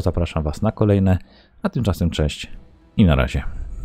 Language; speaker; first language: Polish; native; Polish